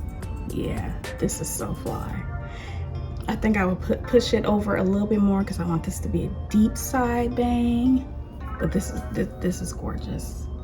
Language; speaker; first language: English; native; English